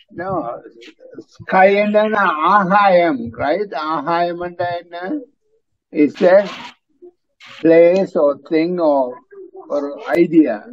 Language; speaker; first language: English; non-native, fluent; Tamil